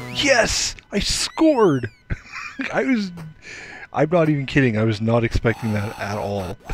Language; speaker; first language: English; native; English